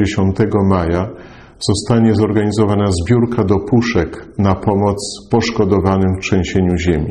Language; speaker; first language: Polish; native; Polish